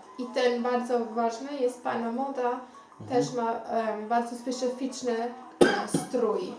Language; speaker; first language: Polish; non-native, learner; Xhosa